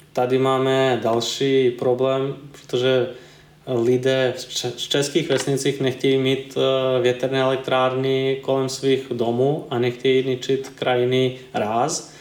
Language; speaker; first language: Czech; non-native, fluent; Serbian